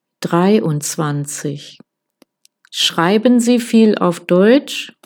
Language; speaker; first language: German; non-native, fluent; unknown